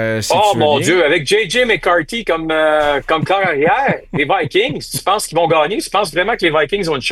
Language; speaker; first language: French; native; French